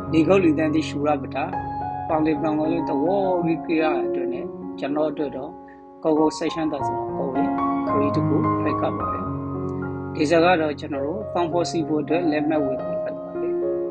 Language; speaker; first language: Burmese; native; Burmese